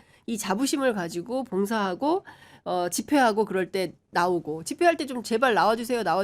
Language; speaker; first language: Korean; native; Korean